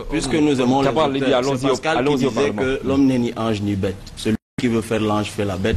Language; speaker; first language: French; non-native, local second language; Basaa